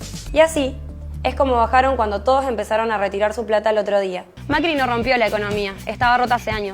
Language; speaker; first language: Spanish; native; Spanish